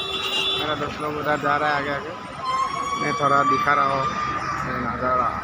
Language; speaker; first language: Hindi; non-native, local second language; Assamese